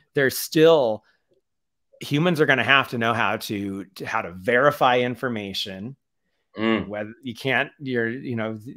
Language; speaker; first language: English; native; English